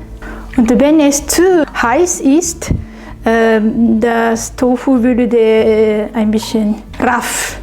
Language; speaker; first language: German; non-native, learner; Japanese